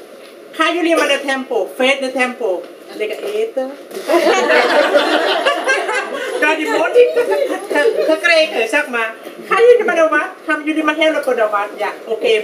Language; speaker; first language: Dutch; non-native, learner; Thai